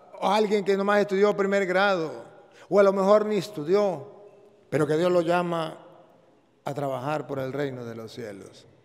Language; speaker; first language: Spanish; native; Spanish